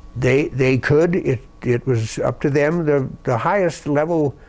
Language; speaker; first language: English; native; English